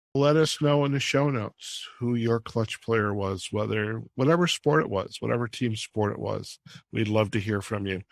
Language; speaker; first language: English; native; English